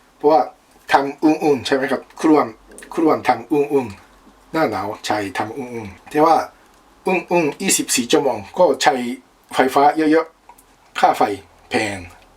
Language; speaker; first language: Thai; non-native, learner; Japanese